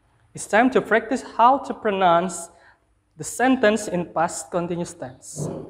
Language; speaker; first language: English; non-native, fluent; Indonesian